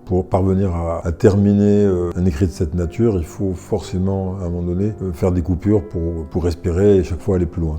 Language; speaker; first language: French; native; French